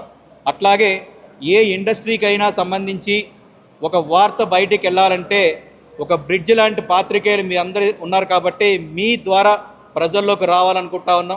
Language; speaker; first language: Telugu; native; Telugu